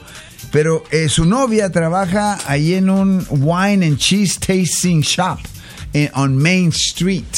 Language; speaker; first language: Spanish; native; Spanish